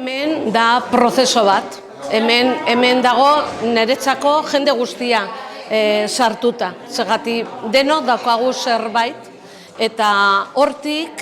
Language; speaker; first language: Basque; non-native, local second language; Spanish